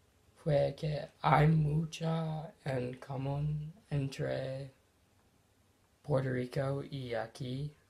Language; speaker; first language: Spanish; non-native, learner; English